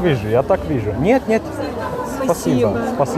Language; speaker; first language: Russian; non-native, learner; German